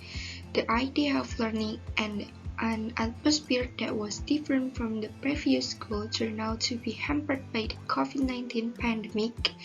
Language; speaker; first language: English; non-native, learner; Indonesian